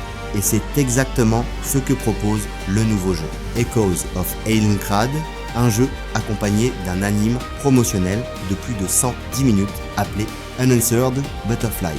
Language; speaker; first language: French; native; French